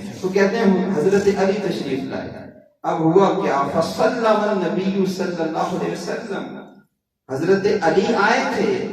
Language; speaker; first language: Urdu; non-native, local second language; Punjabi